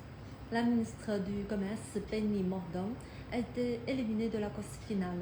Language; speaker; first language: French; non-native, fluent; Chinese